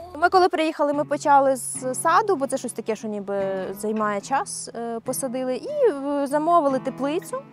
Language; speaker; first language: Ukrainian; native; Ukrainian